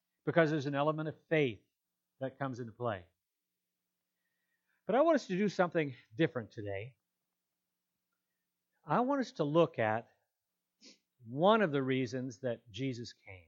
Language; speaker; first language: English; native; English